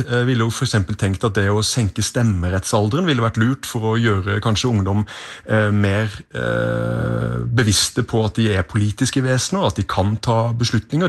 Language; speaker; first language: Norwegian; native; Norwegian